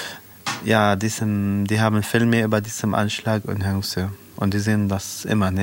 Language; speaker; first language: German; non-native, learner; Arabic